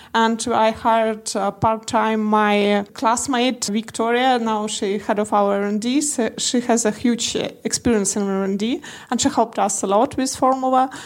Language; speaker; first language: English; non-native, learner; Russian